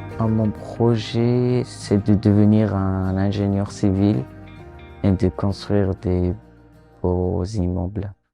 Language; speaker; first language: French; non-native, learner; Persian